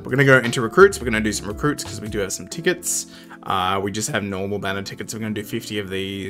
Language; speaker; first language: English; native; English